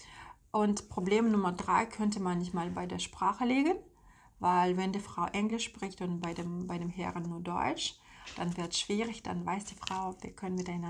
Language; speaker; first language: German; non-native, fluent; Russian